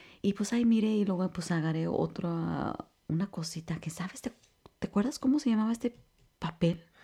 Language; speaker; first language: Spanish; early bilingual, heritage; Spanish